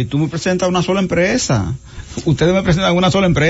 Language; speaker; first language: Spanish; native; Spanish